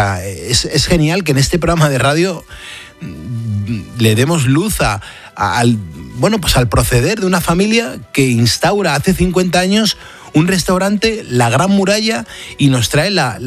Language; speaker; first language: Spanish; native; Spanish